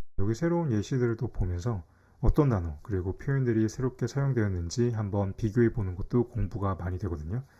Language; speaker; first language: Korean; native; Korean